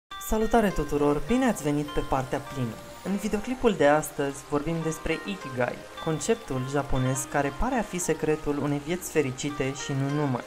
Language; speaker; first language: Romanian; native; Romanian